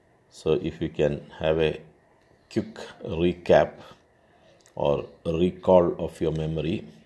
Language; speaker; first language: English; non-native, local second language; Malayalam